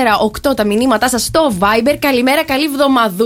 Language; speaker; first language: Greek; native; Greek